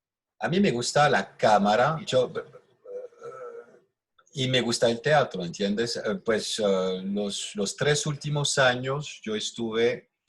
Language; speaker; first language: Spanish; non-native, fluent; French